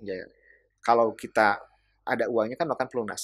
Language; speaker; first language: Indonesian; native; Indonesian